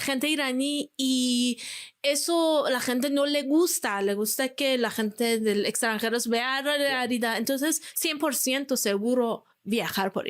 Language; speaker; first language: Spanish; non-native, fluent; Persian